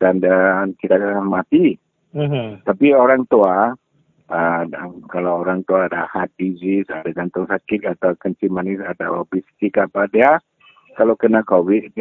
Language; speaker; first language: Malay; non-native, local second language; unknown